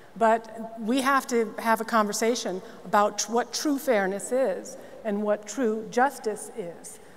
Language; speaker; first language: English; native; English